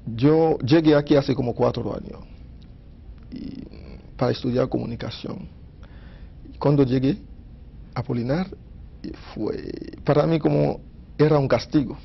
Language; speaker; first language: Spanish; non-native, fluent; Haitian Creole